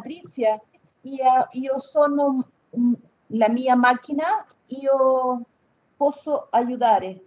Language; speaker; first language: Italian; non-native, learner; Spanish